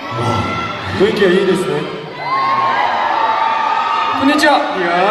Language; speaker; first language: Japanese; non-native, learner; Korean